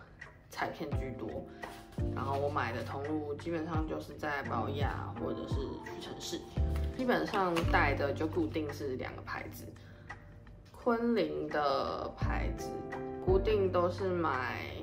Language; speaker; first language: Chinese; native; Chinese